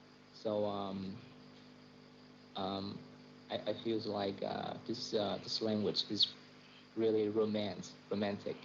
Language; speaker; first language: English; non-native, learner; Vietnamese